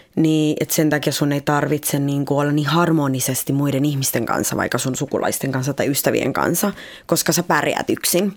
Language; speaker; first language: Finnish; early bilingual, other home language; Spanish